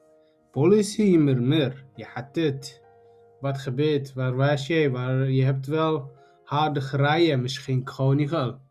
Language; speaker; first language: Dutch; non-native, learner; Tigrinya